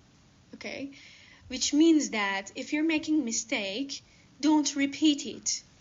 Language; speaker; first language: English; non-native, fluent; Persian